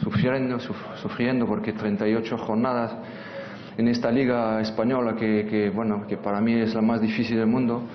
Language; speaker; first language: Spanish; non-native, fluent; French